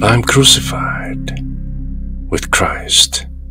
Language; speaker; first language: English; non-native, fluent; Korean